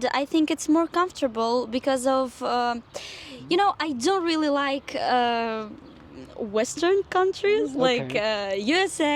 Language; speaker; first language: English; non-native, fluent; Russian